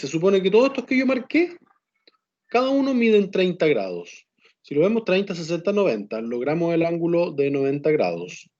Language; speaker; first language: Spanish; native; Spanish